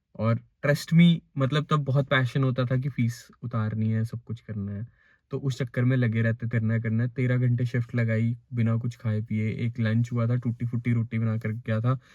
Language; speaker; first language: Hindi; native; Hindi